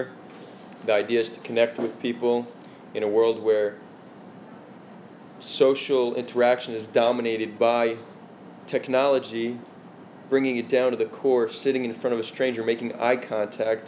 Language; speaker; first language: English; native; English